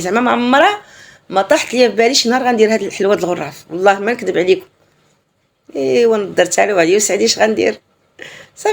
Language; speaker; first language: Arabic; native; Arabic